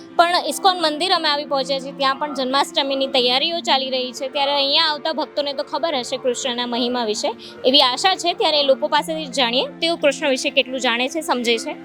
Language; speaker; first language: Gujarati; native; Gujarati